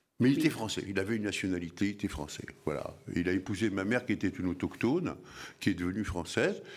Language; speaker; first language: French; early bilingual, other home language; Arabic